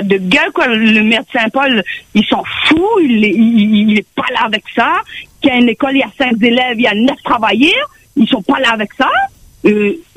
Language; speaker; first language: French; non-native, local second language; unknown